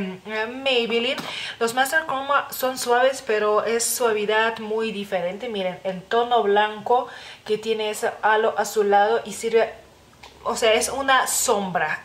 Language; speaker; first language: Spanish; non-native, fluent; Lithuanian